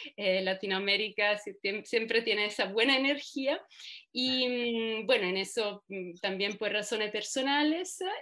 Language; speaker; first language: Spanish; non-native, fluent; Italian